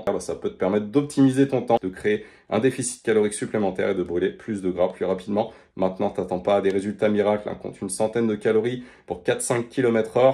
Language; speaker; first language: French; native; French